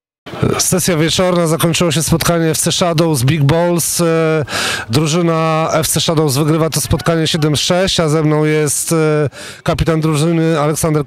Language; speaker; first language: Polish; native; Polish